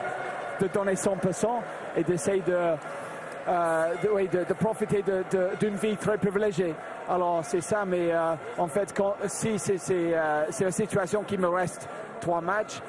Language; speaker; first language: French; non-native, fluent; English